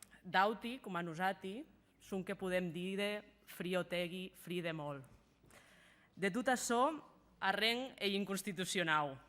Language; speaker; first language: Occitan; native; Occitan